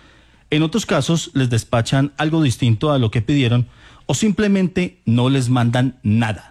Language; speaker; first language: Spanish; native; Spanish